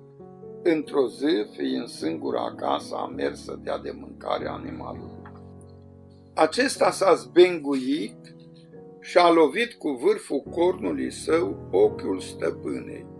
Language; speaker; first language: Romanian; native; Romanian